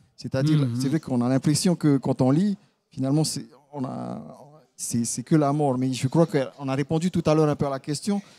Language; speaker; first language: French; native; French